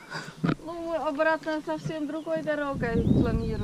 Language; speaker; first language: Russian; non-native, learner; Polish